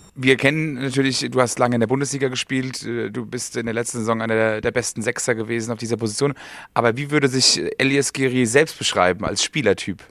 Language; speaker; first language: German; native; German